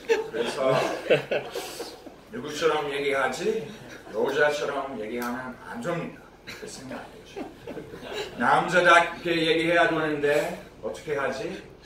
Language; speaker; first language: Korean; non-native, fluent; English